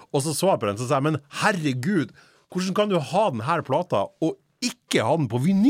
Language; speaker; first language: Norwegian; native; Norwegian